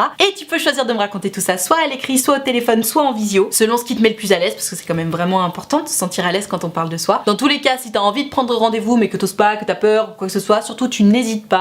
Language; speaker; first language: French; native; French